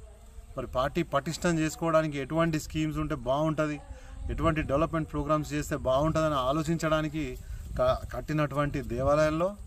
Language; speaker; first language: Telugu; native; Telugu